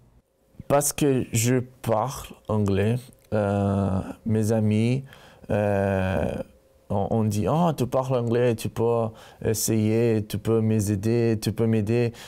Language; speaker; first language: French; non-native, learner; Portuguese